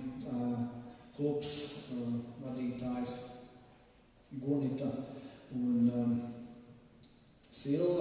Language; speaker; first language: Latvian; native; Latvian